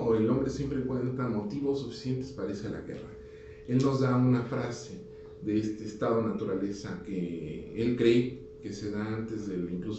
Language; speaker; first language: Spanish; native; Spanish